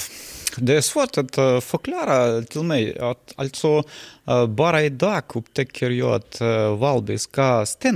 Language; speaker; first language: Swedish; non-native, learner; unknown